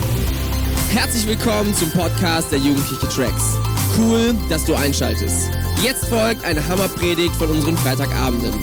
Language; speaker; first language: German; native; German